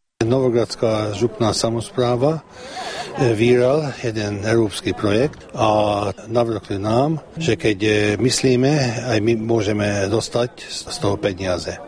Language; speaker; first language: Slovak; early bilingual, heritage; Slovak